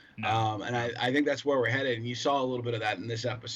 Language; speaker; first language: English; native; English